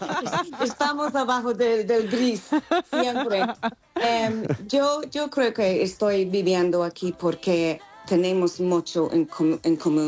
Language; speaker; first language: Spanish; non-native, fluent; English